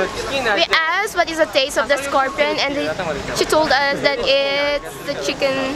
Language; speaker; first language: English; non-native, fluent; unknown